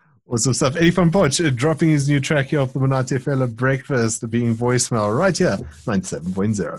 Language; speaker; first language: English; non-native, local second language; Afrikaans